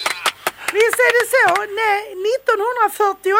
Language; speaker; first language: Swedish; native; Swedish